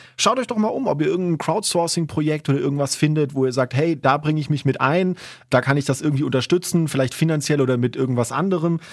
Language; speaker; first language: German; native; German